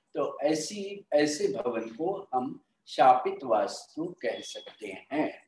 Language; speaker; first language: Hindi; non-native, local second language; Marathi